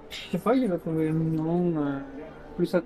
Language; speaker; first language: French; non-native, fluent; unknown